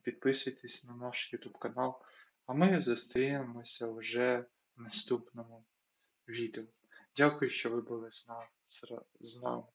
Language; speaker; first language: Ukrainian; non-native, local second language; Russian